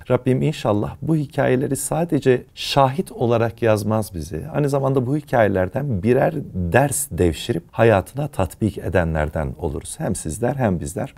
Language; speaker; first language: Turkish; native; Turkish